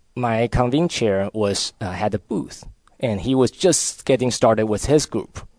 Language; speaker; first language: English; early bilingual, other home language; Chinese